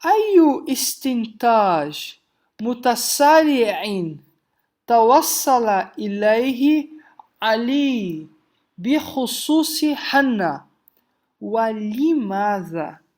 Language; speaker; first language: Arabic; non-native, fluent; Portuguese